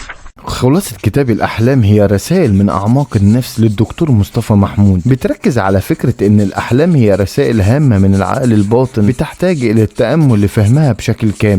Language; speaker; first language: Arabic; native; Arabic